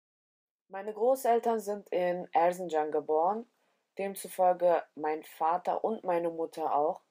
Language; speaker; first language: German; early bilingual, other home language; Turkish